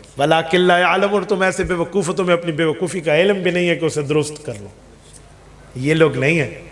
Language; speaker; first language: Urdu; non-native, local second language; Punjabi